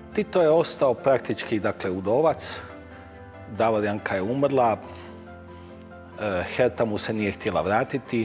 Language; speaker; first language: Croatian; native; Croatian